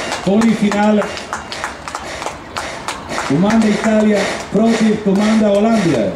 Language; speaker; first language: Russian; non-native, learner; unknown